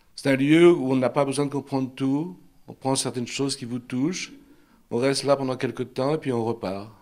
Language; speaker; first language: French; native; French